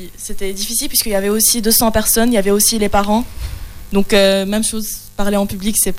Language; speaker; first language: French; non-native, local second language; Arabic